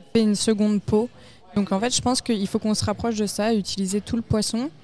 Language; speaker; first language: French; native; French